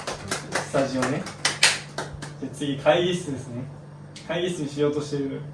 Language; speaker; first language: Japanese; native; Japanese